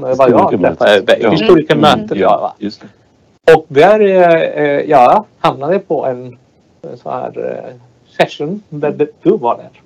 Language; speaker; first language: Swedish; non-native, fluent; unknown